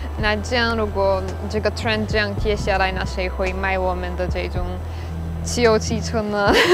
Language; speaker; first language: Chinese; non-native, fluent; Slovak